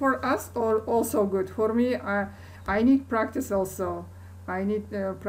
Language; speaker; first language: English; non-native, learner; Kazakh